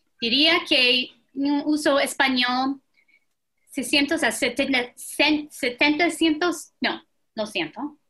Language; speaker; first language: Spanish; non-native, fluent; English